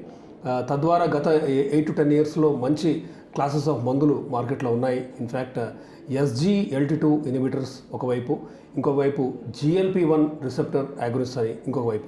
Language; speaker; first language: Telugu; native; Telugu